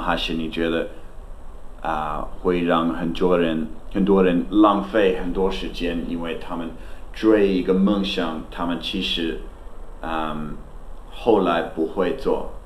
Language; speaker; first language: Chinese; non-native, learner; English